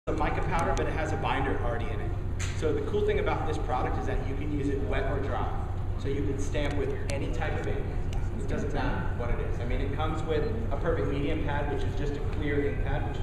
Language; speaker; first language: English; native; English